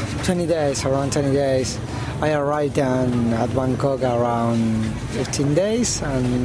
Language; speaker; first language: English; non-native, learner; Spanish